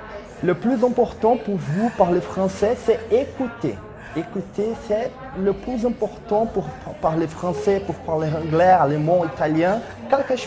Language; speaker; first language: French; non-native, fluent; Portuguese